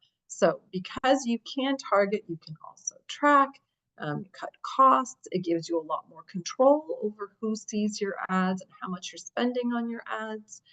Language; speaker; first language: English; native; English